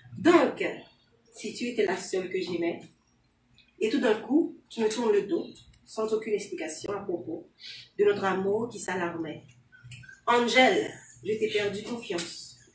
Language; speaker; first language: French; non-native, local second language; Haitian Creole